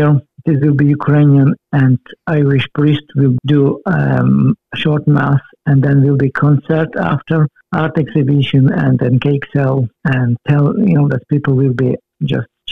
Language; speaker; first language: English; non-native, learner; Ukrainian